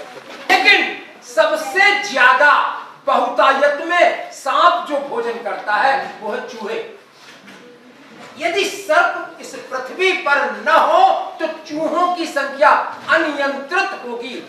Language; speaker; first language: Hindi; native; Hindi